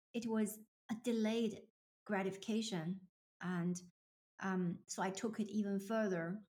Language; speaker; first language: English; non-native, fluent; Chinese